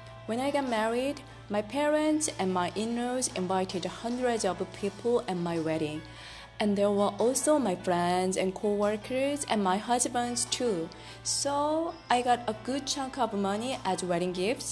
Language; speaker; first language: English; non-native, fluent; Korean